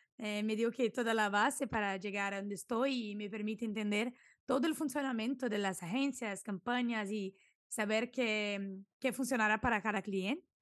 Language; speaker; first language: Spanish; non-native, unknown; Portuguese